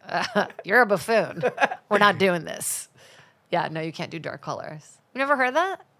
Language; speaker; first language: English; non-native, fluent; Portuguese